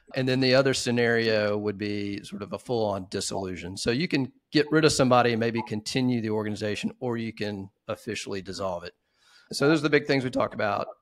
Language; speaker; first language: English; native; English